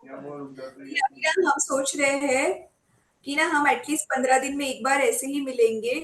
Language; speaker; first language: Hindi; native; Hindi